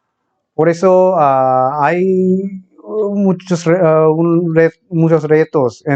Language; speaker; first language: Spanish; non-native, fluent; Bangla